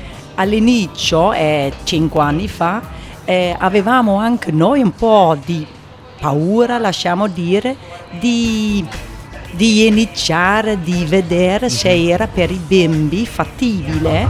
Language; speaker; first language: Italian; non-native, fluent; English